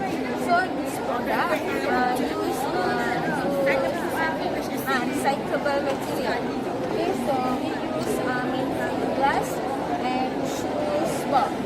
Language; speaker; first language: English; non-native, local second language; Malay